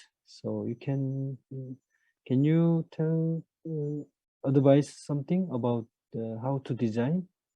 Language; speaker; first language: English; non-native, fluent; Korean